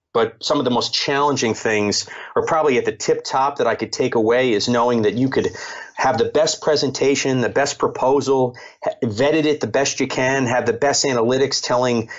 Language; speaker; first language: English; native; English